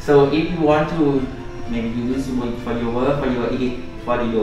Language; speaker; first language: English; non-native, learner; Thai